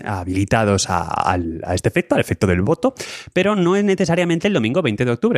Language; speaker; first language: Spanish; native; Spanish